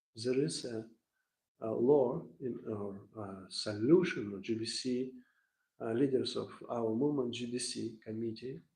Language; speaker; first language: English; non-native, learner; Russian